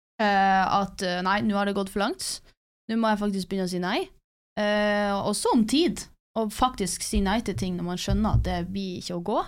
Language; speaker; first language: Norwegian; native; Norwegian